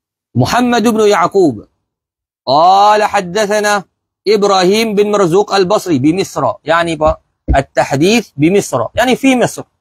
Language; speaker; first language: Arabic; non-native, fluent; Malay